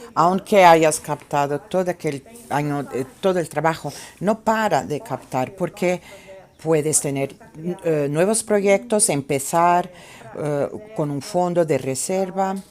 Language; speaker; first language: Spanish; non-native, fluent; Portuguese